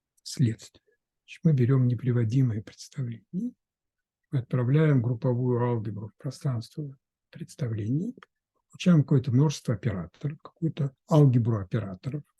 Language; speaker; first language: Russian; native; Russian